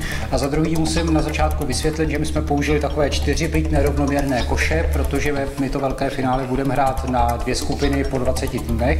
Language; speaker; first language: Czech; native; Czech